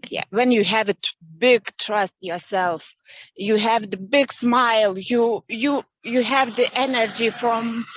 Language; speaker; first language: English; non-native, learner; Lithuanian